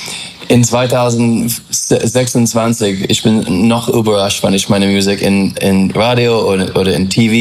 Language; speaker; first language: German; non-native, learner; English